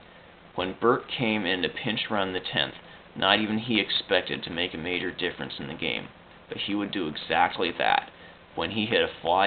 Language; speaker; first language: English; native; English